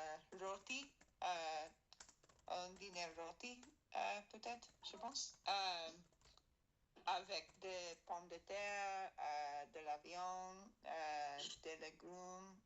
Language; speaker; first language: French; non-native, learner; English